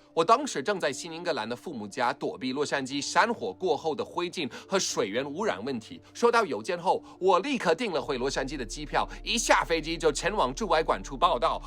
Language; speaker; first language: Chinese; non-native, fluent; English